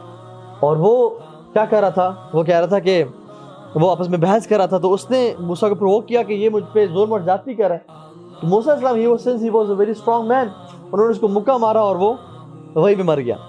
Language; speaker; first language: Urdu; native; Urdu